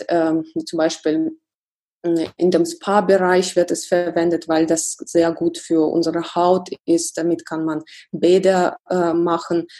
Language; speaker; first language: German; non-native, fluent; Russian